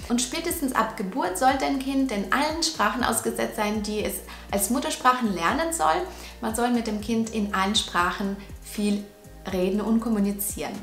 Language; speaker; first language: German; non-native, fluent; Russian